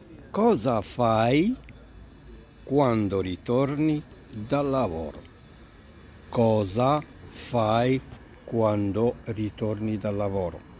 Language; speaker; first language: Italian; non-native, fluent; Arabic